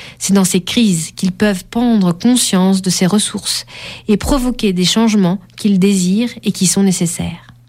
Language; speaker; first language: French; native; French